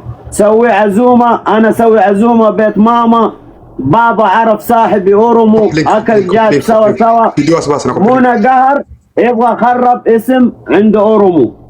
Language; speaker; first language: Arabic; non-native, learner; Oromo